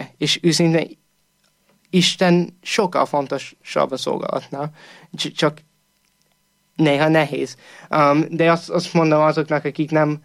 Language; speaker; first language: Hungarian; non-native, fluent; English